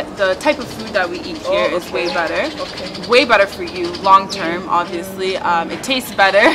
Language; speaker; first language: English; native; English